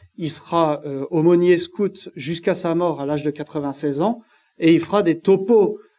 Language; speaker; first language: French; native; French